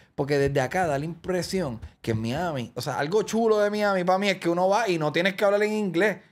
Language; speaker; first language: Spanish; native; Spanish